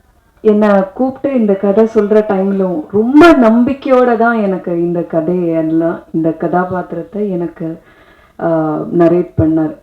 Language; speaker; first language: Tamil; non-native, fluent; Malayalam